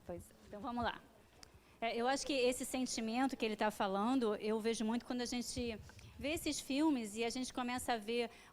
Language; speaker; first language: Portuguese; native; Portuguese